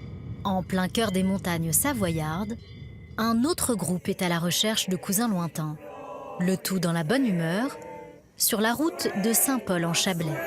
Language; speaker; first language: French; native; French